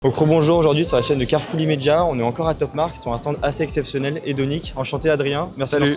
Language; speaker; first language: French; native; French